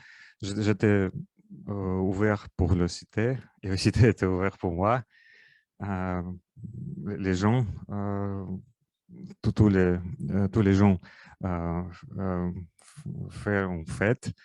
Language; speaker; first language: French; non-native, learner; Russian